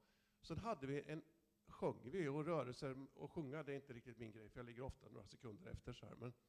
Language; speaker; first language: Swedish; native; Swedish